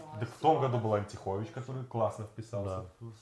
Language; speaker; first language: Russian; native; Russian